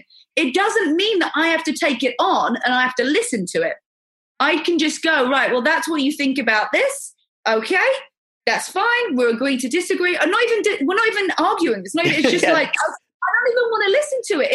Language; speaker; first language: English; native; English